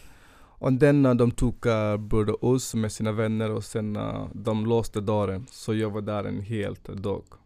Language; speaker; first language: Swedish; non-native, fluent; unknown